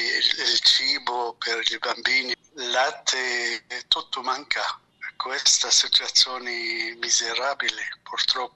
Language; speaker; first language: Italian; non-native, fluent; Arabic